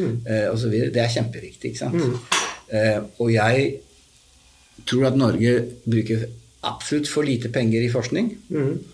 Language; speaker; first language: Norwegian; non-native, fluent; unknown